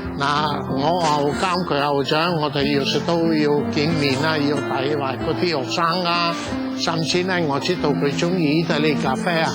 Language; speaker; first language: Cantonese; non-native, fluent; Italian